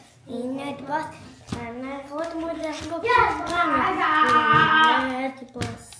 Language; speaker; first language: Dutch; early bilingual, other home language; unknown